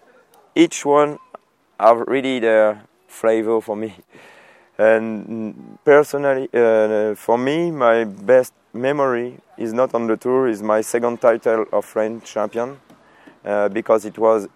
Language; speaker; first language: English; non-native, fluent; French